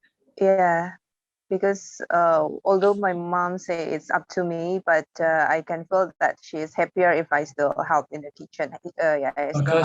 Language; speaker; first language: English; non-native, fluent; Thai